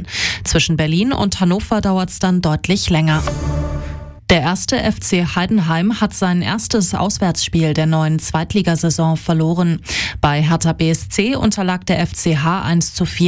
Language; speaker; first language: German; native; German